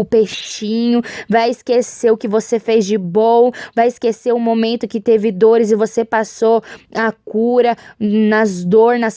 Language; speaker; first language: Portuguese; native; Portuguese